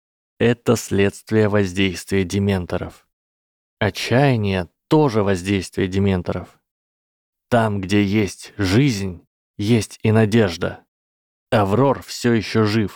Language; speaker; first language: Russian; native; Russian